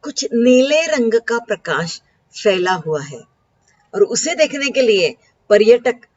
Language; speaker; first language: Hindi; non-native, local second language; Marathi